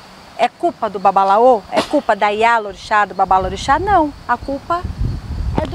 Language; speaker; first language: Portuguese; native; Portuguese